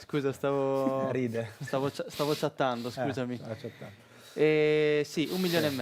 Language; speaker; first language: Italian; native; Italian